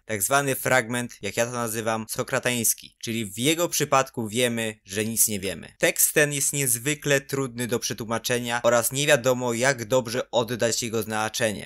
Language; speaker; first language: Polish; native; Polish